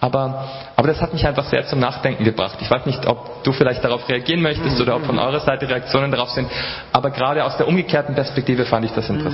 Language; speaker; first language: German; native; German